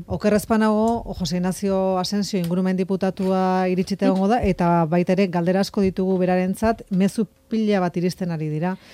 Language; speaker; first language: Basque; non-native, local second language; Spanish